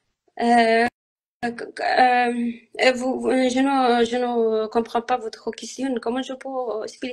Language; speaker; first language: French; non-native, learner; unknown